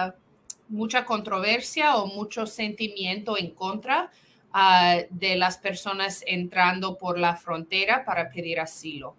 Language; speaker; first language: Spanish; non-native, fluent; English